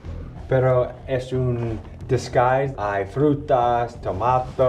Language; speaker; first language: Spanish; non-native, learner; English